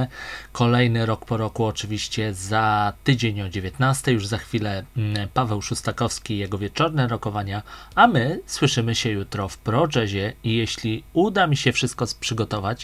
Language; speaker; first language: Polish; native; Polish